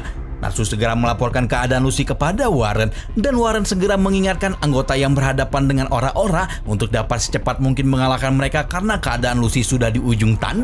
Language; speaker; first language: Indonesian; native; Indonesian